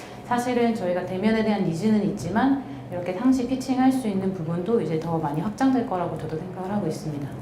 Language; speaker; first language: Korean; native; Korean